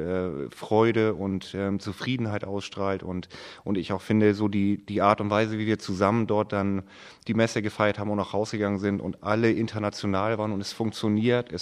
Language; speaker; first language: German; native; German